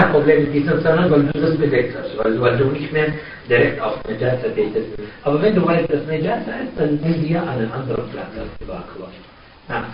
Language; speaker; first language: German; non-native, fluent; Arabic